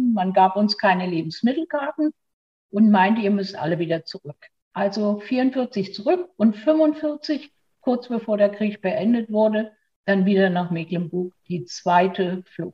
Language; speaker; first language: German; native; German